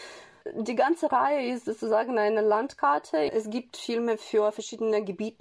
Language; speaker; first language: German; non-native, fluent; Ukrainian